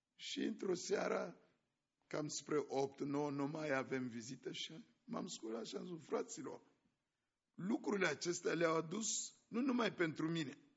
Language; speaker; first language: Romanian; non-native, fluent; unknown